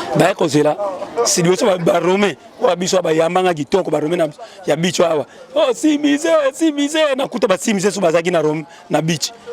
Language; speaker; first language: Lingala; native; Lingala